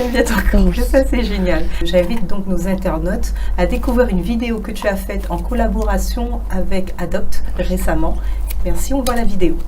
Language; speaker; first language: French; native; French